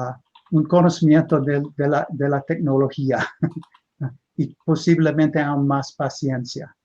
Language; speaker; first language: Spanish; non-native, fluent; English